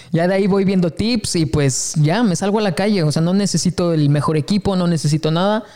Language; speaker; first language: Spanish; native; Spanish